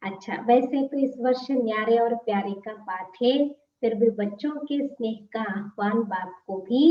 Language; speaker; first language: Hindi; non-native, local second language; Telugu